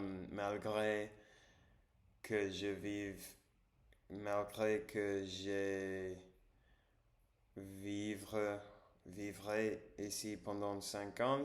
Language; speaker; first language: French; non-native, learner; English